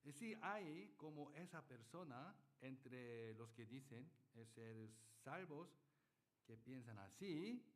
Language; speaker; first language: Spanish; non-native, learner; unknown